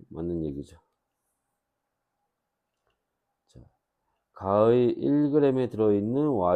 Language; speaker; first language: Korean; native; Korean